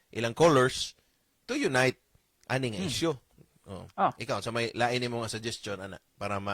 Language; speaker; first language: Cebuano; native; Cebuano